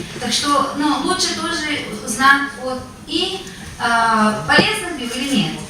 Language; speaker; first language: Russian; non-native, fluent; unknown